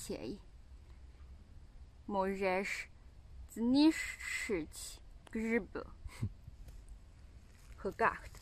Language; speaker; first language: Polish; non-native, learner; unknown